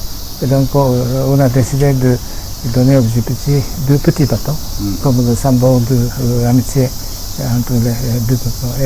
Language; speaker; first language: French; non-native, fluent; Japanese